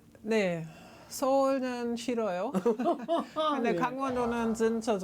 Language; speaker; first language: Korean; non-native, fluent; German